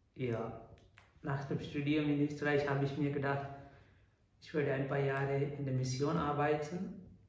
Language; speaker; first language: German; non-native, fluent; Malayalam